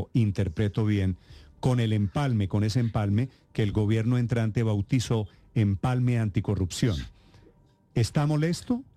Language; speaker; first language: Spanish; native; Spanish